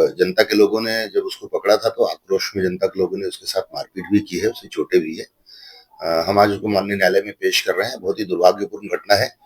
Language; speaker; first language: Hindi; native; Hindi